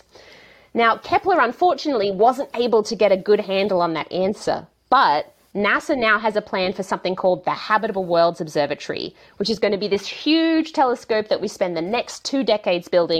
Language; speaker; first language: English; native; English